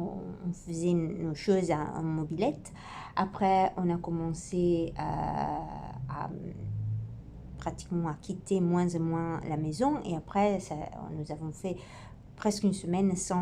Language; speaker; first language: French; non-native, fluent; Italian